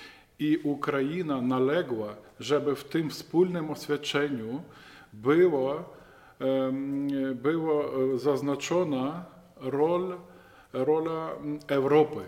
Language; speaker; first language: Polish; non-native, fluent; Ukrainian